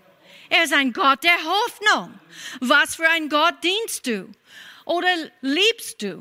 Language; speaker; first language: German; non-native, fluent; English